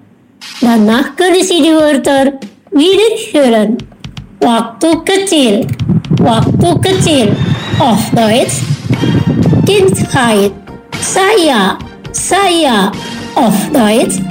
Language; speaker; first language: German; non-native, fluent; Indonesian